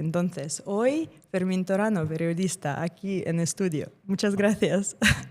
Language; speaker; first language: Spanish; non-native, fluent; Ukrainian